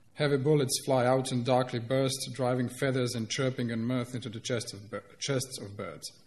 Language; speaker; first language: English; non-native, fluent; Croatian